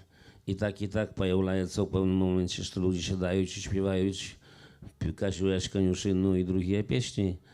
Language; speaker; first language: Polish; non-native, local second language; Belarusian